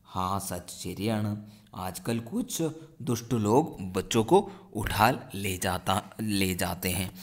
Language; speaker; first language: Hindi; non-native, local second language; Malayalam